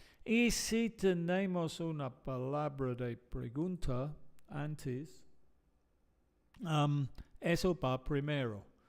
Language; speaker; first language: Spanish; non-native, fluent; English